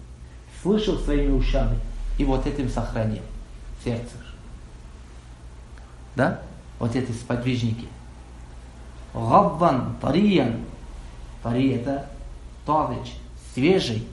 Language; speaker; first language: Russian; non-native, local second language; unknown